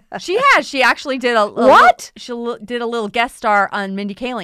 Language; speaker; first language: English; native; English